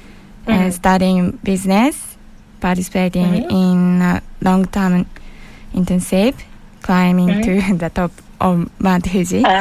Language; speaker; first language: English; non-native, learner; Japanese